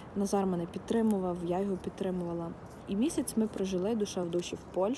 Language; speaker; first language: Ukrainian; non-native, local second language; Russian